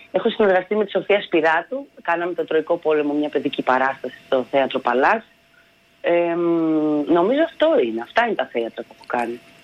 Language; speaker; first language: Greek; early bilingual, other home language; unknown